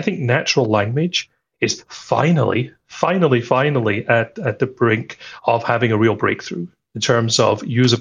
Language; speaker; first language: English; native; English